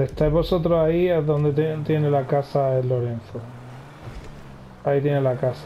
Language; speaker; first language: Spanish; native; Spanish